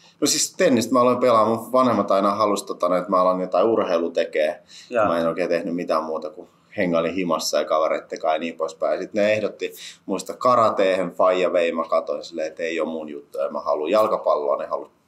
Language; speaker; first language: Finnish; early bilingual, other home language; Russian